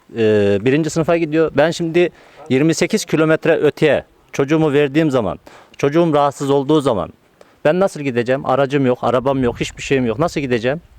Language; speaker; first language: Turkish; native; Turkish